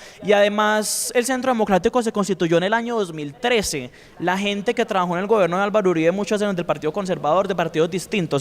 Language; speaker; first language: Spanish; native; Spanish